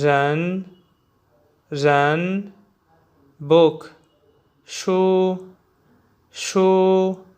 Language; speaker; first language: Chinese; non-native, learner; Urdu